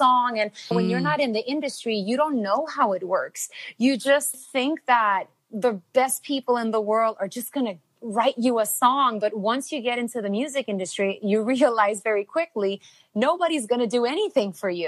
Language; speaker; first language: English; non-native, fluent; Albanian